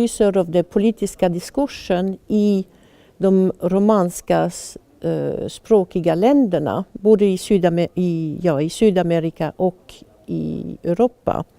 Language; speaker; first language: Swedish; non-native, fluent; French